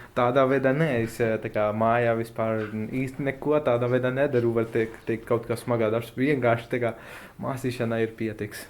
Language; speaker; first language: Latvian; non-native, fluent; Hindi